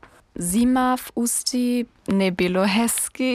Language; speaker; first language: Czech; non-native, learner; German